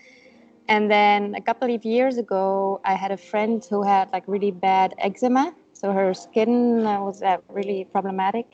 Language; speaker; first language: English; non-native, fluent; Dutch